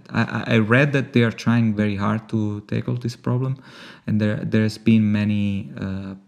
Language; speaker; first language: English; non-native, fluent; Italian